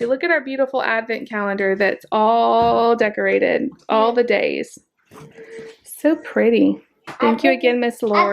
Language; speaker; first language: English; native; English